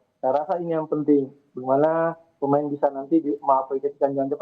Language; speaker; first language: Indonesian; native; Indonesian